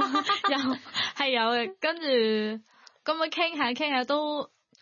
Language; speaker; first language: Cantonese; non-native, fluent; Thai